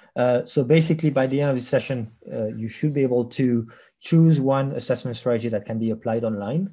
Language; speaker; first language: English; non-native, fluent; French